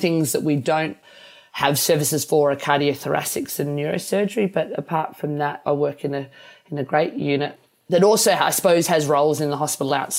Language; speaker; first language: English; native; English